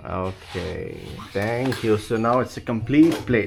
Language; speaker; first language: English; non-native, local second language; Urdu